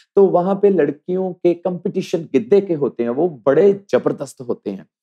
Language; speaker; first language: Hindi; native; Hindi